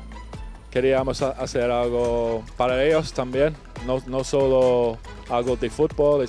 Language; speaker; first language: Spanish; non-native, fluent; English